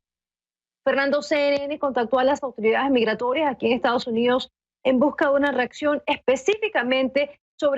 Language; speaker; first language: Spanish; native; Spanish